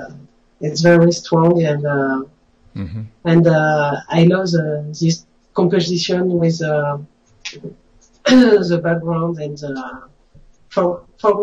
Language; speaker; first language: English; non-native, learner; French